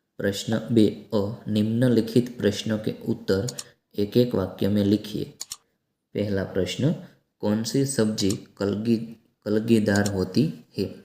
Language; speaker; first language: Hindi; non-native, local second language; Gujarati